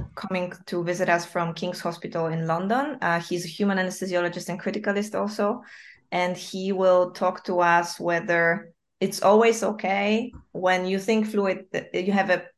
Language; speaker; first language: English; non-native, fluent; Polish